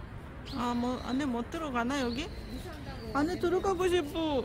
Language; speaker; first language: Korean; non-native, fluent; Japanese